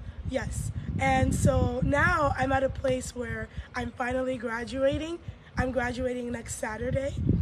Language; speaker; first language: English; early bilingual, other home language; Lingala